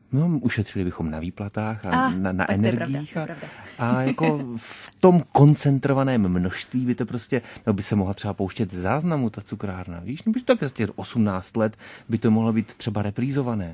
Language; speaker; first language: Czech; native; Czech